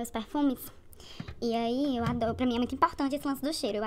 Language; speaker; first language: Portuguese; native; Portuguese